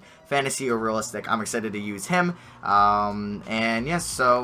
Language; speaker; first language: English; native; English